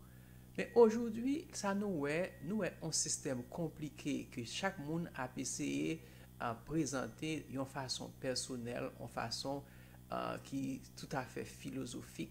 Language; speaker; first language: French; non-native, local second language; Haitian Creole